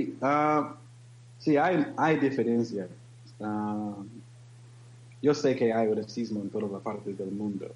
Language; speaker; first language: Spanish; non-native, learner; English